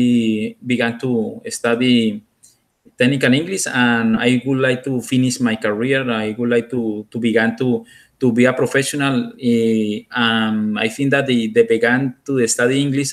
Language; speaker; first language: English; non-native, learner; Spanish